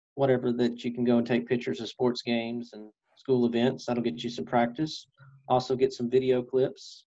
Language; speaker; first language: English; native; English